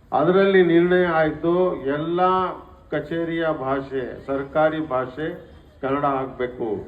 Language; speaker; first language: Kannada; non-native, local second language; Urdu